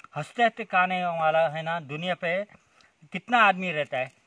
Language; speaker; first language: Hindi; non-native, local second language; Kannada